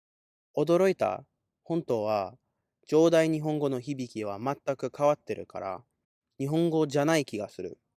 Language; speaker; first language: Japanese; non-native, learner; English